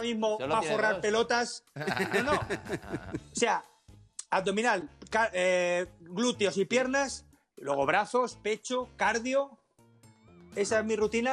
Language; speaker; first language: Spanish; native; Spanish